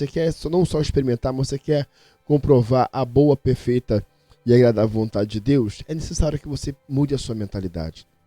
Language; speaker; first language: Portuguese; native; Portuguese